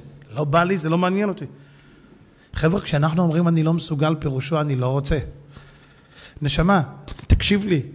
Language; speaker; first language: Hebrew; native; Hebrew